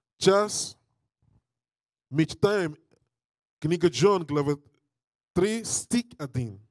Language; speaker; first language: Russian; non-native, learner; English